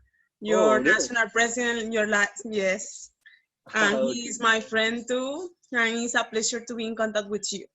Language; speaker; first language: English; non-native, learner; Spanish